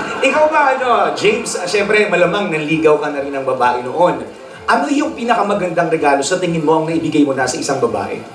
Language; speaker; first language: Filipino; native; Filipino